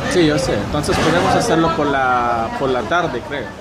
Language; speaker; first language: Spanish; non-native, learner; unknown